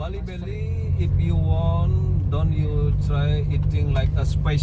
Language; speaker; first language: English; non-native, learner; Indonesian